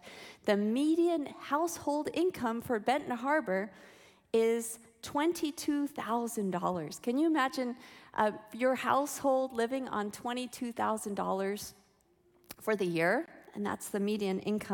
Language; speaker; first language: English; native; English